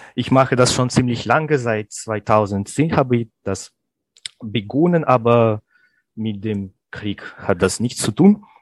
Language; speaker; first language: German; non-native, fluent; Russian